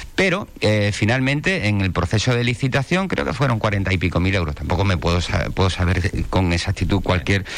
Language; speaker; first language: Spanish; native; Spanish